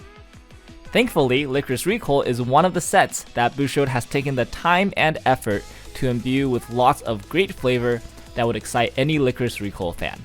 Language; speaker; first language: English; native; English